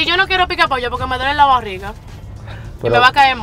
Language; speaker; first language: Spanish; native; Spanish